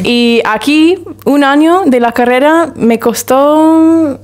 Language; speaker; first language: Spanish; non-native, learner; English